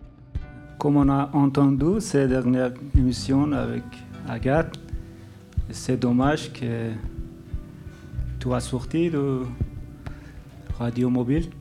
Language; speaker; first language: French; non-native, learner; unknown